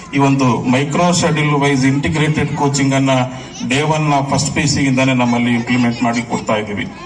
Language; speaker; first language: Kannada; native; Kannada